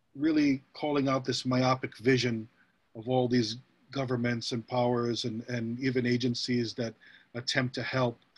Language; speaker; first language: English; native; English